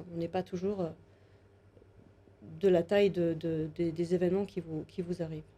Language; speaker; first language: French; native; French